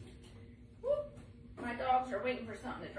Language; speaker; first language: English; native; English